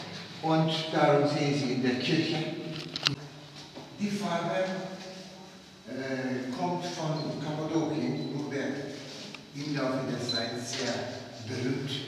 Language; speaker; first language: German; non-native, fluent; Turkish